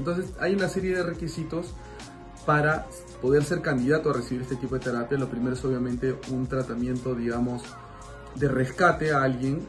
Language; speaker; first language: Spanish; native; Spanish